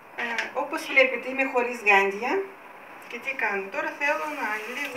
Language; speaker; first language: Greek; non-native, fluent; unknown